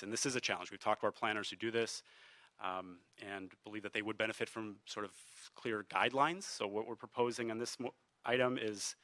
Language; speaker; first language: English; native; English